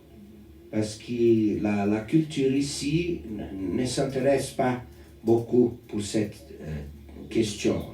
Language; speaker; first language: French; non-native, learner; Portuguese